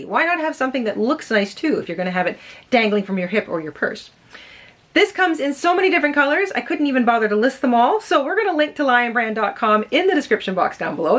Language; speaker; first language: English; native; English